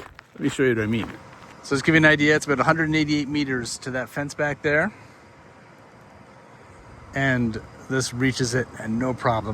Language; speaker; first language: English; native; English